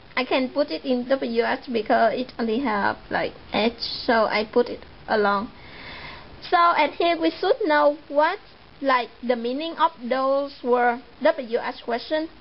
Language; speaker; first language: English; non-native, fluent; Vietnamese